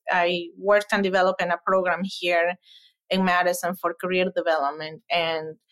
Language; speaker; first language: English; non-native, fluent; Spanish